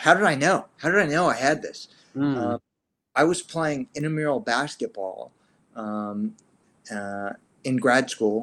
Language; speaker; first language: English; native; English